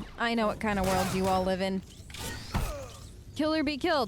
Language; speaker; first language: English; native; English